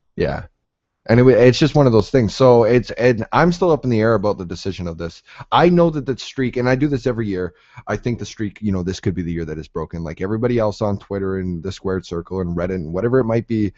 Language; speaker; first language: English; native; English